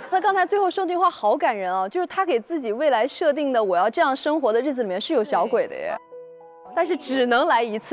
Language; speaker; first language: Chinese; native; Chinese